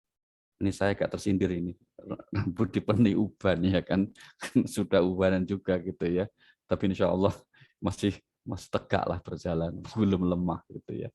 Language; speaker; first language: Indonesian; native; Indonesian